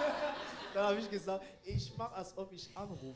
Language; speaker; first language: German; non-native, learner; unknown